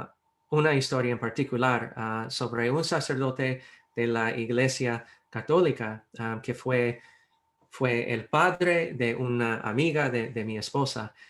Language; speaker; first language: Spanish; non-native, fluent; English